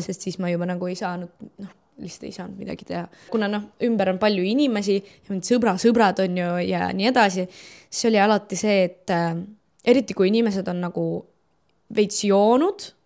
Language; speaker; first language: Estonian; non-native, local second language; Russian